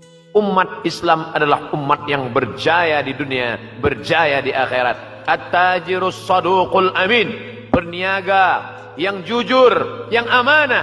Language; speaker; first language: Malay; native; Malay